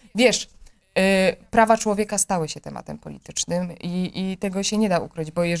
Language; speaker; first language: Polish; native; Polish